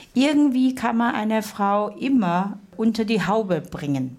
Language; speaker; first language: German; non-native, fluent; Chinese